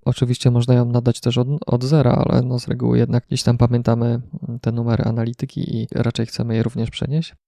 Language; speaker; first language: Polish; native; Polish